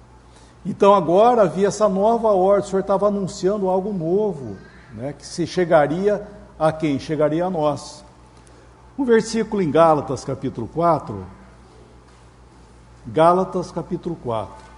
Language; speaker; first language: Portuguese; native; Portuguese